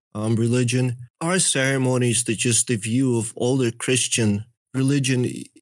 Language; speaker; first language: English; early bilingual, other home language; Russian